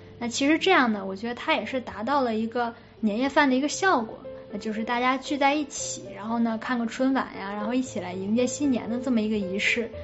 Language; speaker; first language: Chinese; native; Chinese